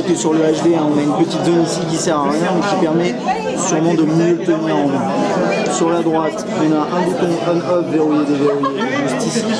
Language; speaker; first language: French; native; French